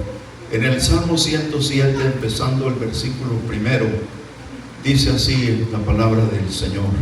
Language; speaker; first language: Spanish; native; Spanish